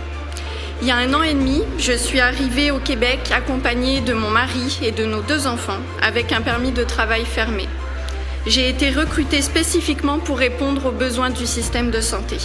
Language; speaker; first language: French; native; French